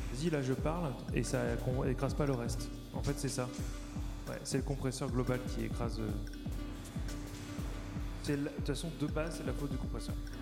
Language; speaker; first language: French; native; French